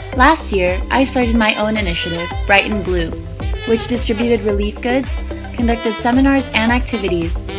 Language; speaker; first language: English; early bilingual, other home language; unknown